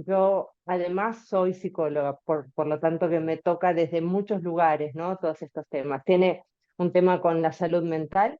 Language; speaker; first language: Spanish; native; Spanish